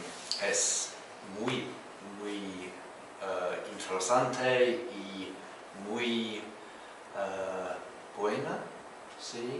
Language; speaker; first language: Spanish; non-native, learner; English